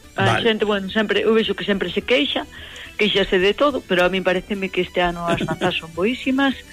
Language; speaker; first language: Galician; native; Galician